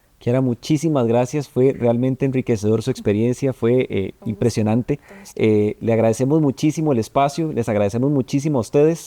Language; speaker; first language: Spanish; native; Spanish